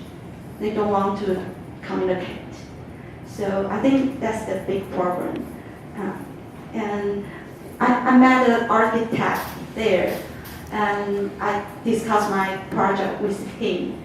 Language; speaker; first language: English; non-native, fluent; Chinese